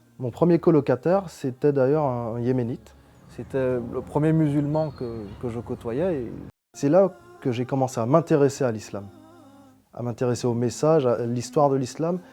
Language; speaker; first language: French; native; French